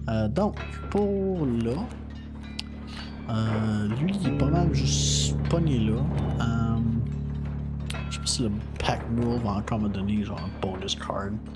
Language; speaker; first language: French; native; French